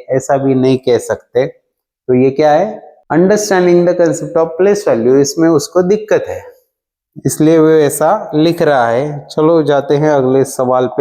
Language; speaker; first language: Hindi; non-native, local second language; Marathi